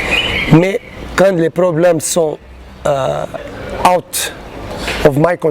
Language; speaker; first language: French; non-native, learner; Portuguese